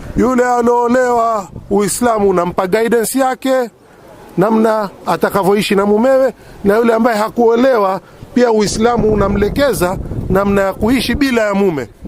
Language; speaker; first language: Swahili; native; Swahili